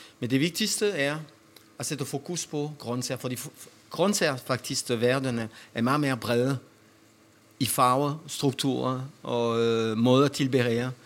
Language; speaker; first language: Danish; non-native, fluent; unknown